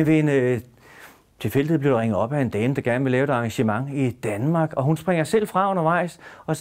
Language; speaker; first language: Danish; native; Danish